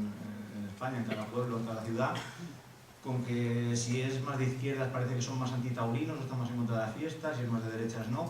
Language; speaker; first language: Spanish; native; Spanish